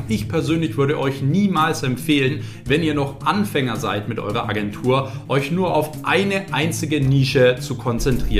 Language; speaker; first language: German; native; German